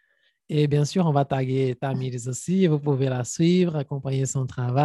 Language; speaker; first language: French; non-native, fluent; Portuguese